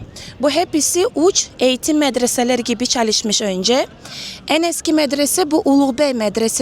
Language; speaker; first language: Turkish; non-native, learner; Uzbek